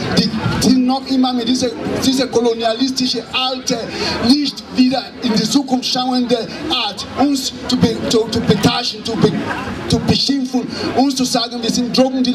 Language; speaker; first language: German; non-native, fluent; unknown